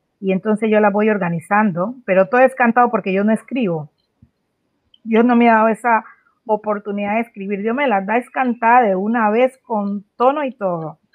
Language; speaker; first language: Spanish; native; Spanish